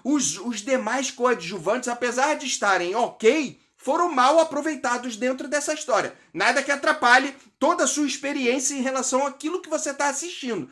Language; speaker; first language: Portuguese; native; Portuguese